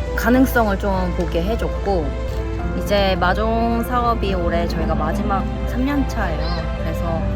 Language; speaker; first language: Korean; native; Korean